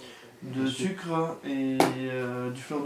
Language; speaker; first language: French; non-native, local second language; Arabic